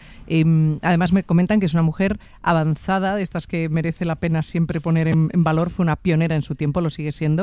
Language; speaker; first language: Spanish; native; Spanish